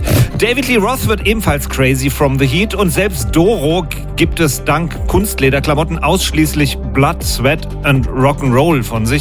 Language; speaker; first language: German; native; German